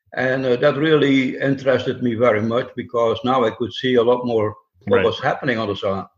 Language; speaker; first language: English; non-native, fluent; Dutch